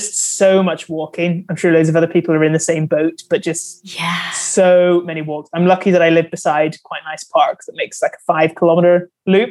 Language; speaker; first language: English; native; English